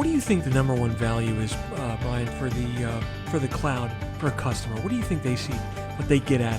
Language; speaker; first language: English; native; English